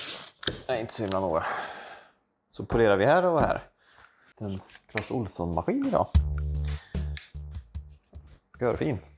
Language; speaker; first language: Swedish; native; Swedish